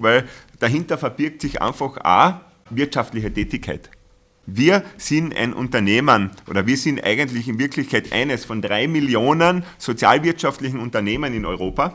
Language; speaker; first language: German; native; German